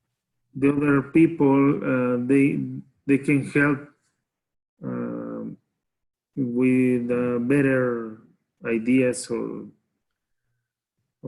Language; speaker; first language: English; non-native, learner; Spanish